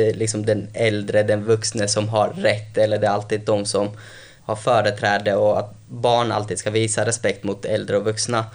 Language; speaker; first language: Swedish; early bilingual, other home language; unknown